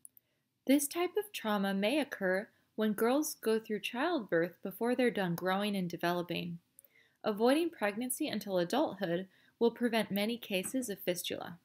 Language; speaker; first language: English; native; English